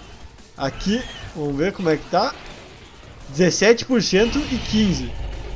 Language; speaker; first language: Portuguese; native; Portuguese